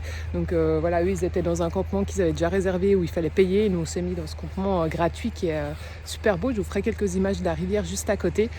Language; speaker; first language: French; native; French